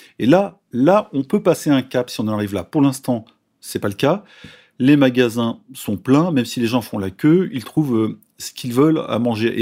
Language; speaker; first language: French; native; French